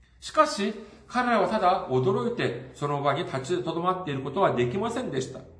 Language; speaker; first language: Japanese; non-native, fluent; Korean